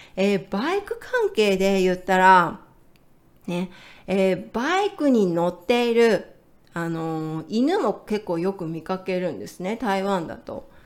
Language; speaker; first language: Japanese; native; Japanese